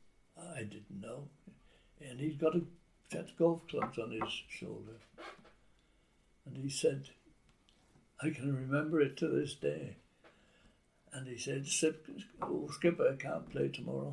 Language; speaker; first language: English; native; English